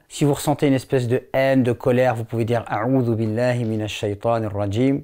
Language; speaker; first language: French; non-native, local second language; Wolof